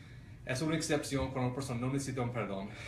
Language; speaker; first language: Spanish; non-native, fluent; English